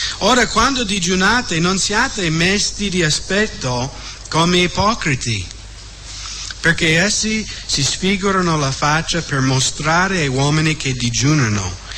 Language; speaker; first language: Italian; non-native, fluent; English